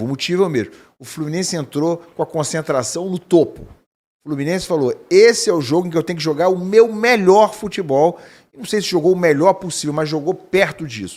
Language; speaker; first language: Portuguese; native; Portuguese